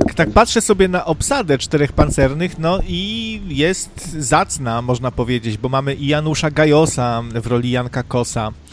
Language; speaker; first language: Polish; native; Polish